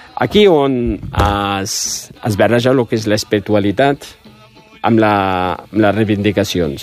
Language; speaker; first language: Catalan; early bilingual, other home language; Riffian